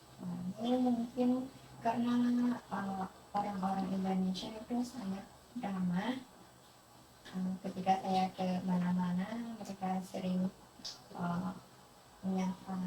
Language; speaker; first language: Indonesian; non-native, fluent; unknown